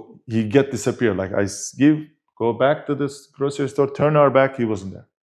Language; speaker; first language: English; non-native, fluent; Turkish